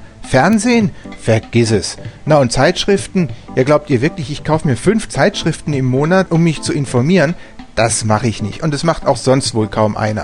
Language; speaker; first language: German; native; German